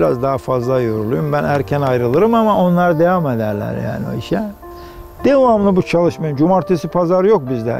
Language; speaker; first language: Turkish; native; Turkish